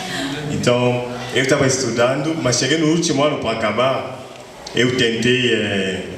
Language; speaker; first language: Portuguese; non-native, fluent; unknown